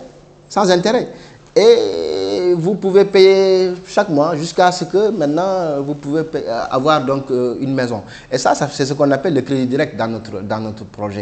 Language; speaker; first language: French; non-native, local second language; Wolof